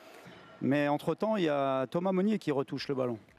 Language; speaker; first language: French; native; French